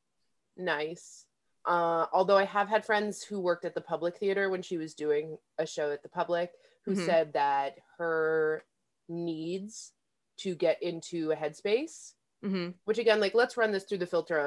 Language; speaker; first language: English; native; English